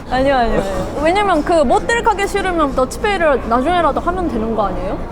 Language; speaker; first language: Korean; non-native, fluent; Japanese